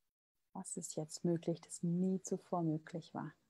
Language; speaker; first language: German; native; German